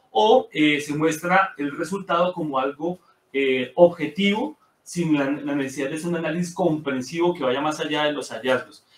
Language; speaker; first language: Spanish; native; Spanish